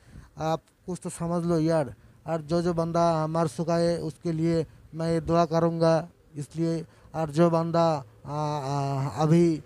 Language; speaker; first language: Hindi; non-native, learner; Bangla